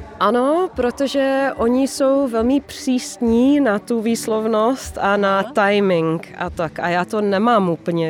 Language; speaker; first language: Czech; non-native, fluent; Dutch